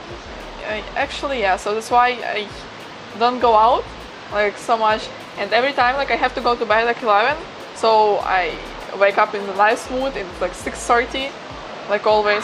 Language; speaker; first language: English; non-native, fluent; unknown